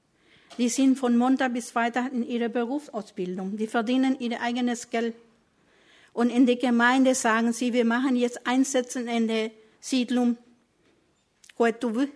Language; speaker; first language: German; non-native, learner; Spanish